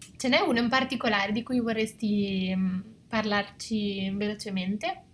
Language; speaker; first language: Italian; native; Italian